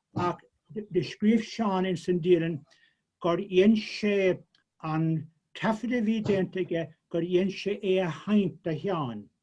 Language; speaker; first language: Irish; native; Irish